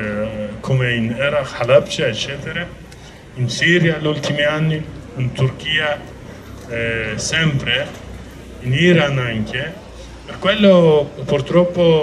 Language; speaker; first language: Italian; non-native, learner; Kurdish